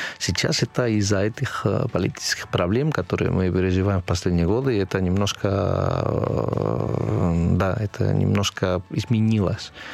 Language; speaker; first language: Russian; non-native, fluent; Spanish